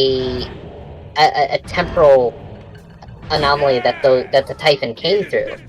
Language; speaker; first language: English; native; English